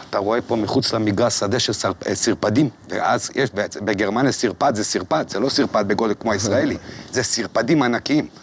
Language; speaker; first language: Hebrew; native; Hebrew